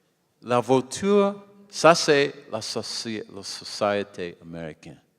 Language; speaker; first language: French; non-native, learner; English